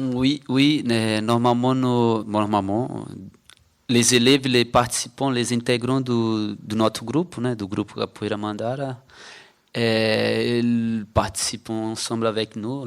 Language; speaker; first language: French; non-native, fluent; Portuguese